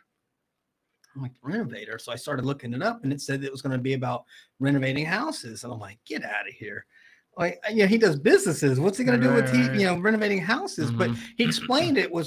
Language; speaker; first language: English; native; English